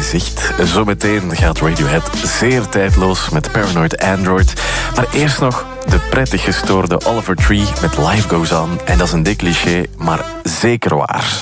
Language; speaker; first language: Dutch; native; Dutch